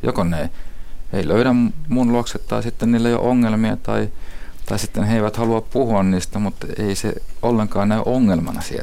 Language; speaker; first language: Finnish; native; Finnish